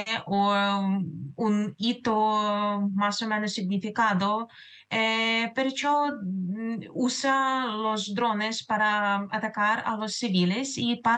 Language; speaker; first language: Spanish; non-native, fluent; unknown